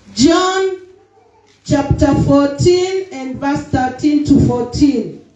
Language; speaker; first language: English; non-native, local second language; Swahili